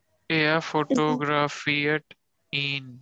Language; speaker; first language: German; non-native, learner; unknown